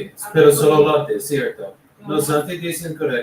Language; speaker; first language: Spanish; non-native, learner; English